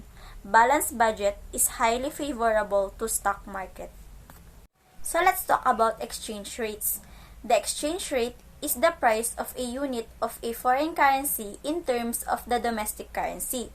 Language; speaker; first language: English; non-native, local second language; Filipino